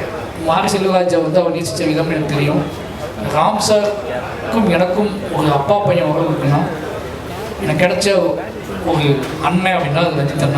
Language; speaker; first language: Tamil; native; Tamil